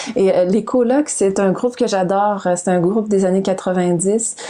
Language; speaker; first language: French; native; French